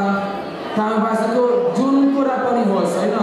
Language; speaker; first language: Nepali; non-native, fluent; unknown